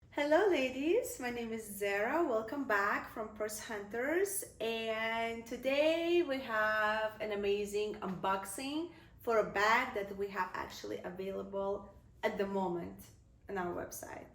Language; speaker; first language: English; non-native, fluent; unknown